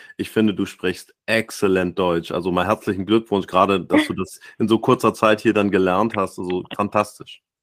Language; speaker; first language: German; native; German